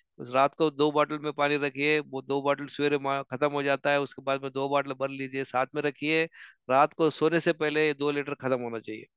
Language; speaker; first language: Hindi; non-native, local second language; Telugu